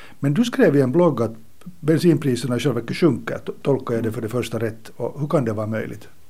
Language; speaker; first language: Swedish; native; Swedish